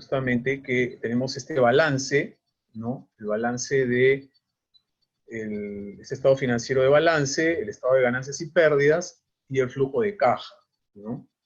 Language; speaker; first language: Spanish; native; Spanish